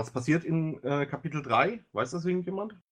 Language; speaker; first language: German; native; German